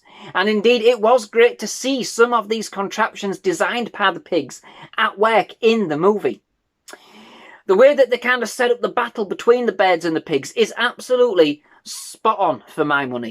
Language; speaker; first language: English; native; English